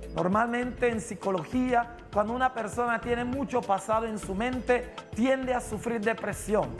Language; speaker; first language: Spanish; non-native, local second language; English